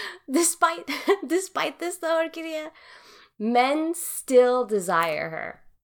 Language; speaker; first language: English; native; English